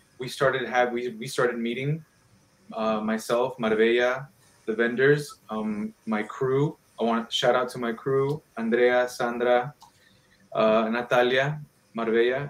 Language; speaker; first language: English; early bilingual, other home language; Spanish